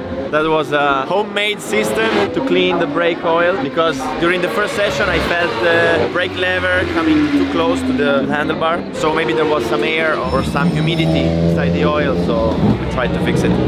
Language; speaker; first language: English; non-native, fluent; Italian